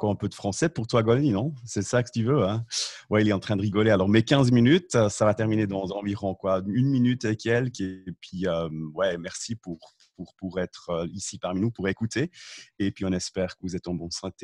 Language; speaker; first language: English; non-native, fluent; Swiss German